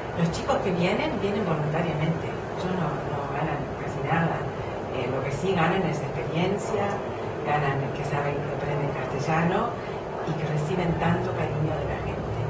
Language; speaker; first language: Spanish; non-native, fluent; English